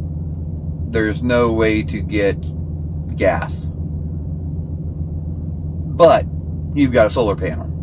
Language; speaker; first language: English; native; English